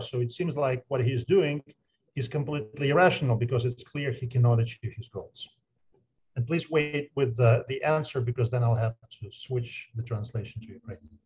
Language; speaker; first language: English; non-native, fluent; Ukrainian